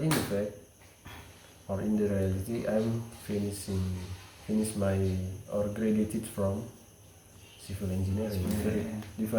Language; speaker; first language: English; non-native, learner; Indonesian